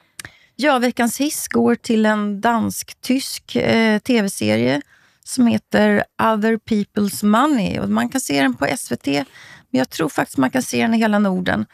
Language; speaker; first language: Swedish; native; Swedish